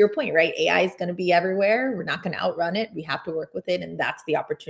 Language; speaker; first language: English; native; English